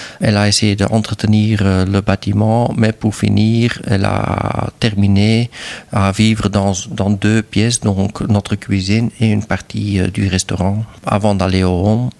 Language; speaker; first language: French; non-native, local second language; Dutch